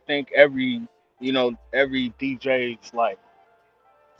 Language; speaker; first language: English; native; English